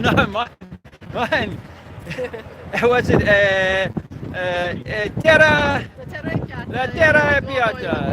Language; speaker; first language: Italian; non-native, learner; English